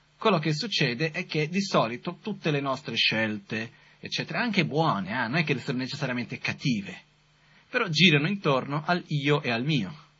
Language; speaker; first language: Italian; non-native, fluent; Portuguese